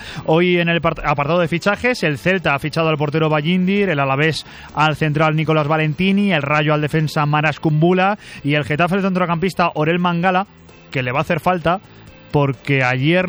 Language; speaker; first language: Spanish; native; Spanish